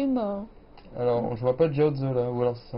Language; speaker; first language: French; native; French